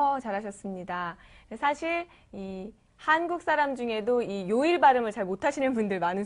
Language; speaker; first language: Korean; native; Korean